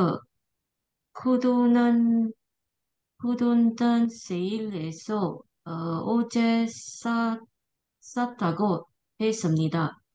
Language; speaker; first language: Korean; non-native, learner; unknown